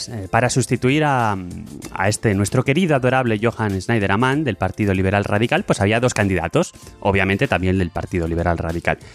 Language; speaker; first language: Spanish; native; Spanish